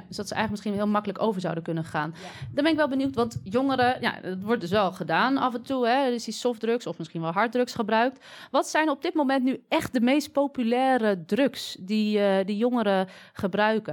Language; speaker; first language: Dutch; native; Dutch